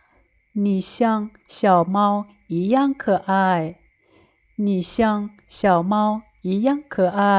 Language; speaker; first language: Chinese; non-native, fluent; Lao